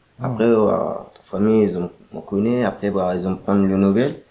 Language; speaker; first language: French; non-native, learner; Arabic